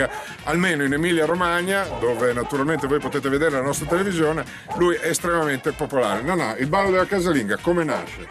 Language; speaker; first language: Italian; native; Italian